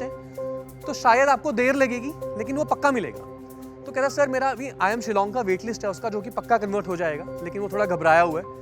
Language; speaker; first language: Hindi; native; Hindi